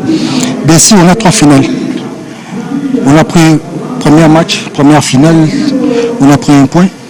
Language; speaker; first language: French; non-native, local second language; Lingala